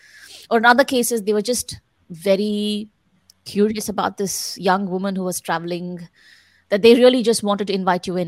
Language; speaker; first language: English; non-native, local second language; Tamil